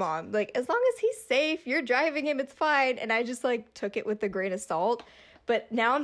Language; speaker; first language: English; native; English